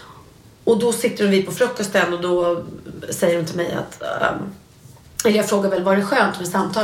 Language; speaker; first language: Swedish; native; Swedish